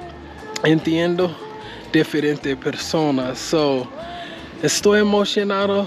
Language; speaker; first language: Spanish; non-native, learner; English